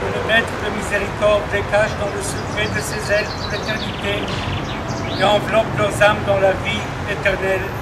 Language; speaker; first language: English; non-native, fluent; Hebrew